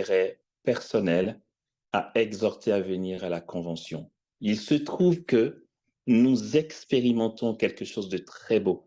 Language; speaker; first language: French; native; French